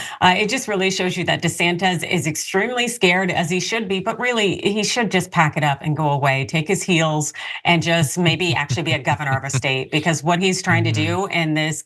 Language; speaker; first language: English; native; English